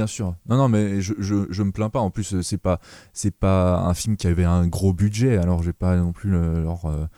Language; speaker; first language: French; native; French